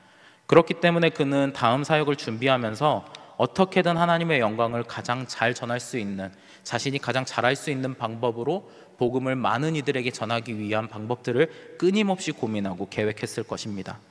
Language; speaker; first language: Korean; native; Korean